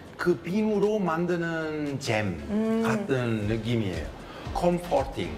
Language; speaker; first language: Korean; non-native, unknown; Italian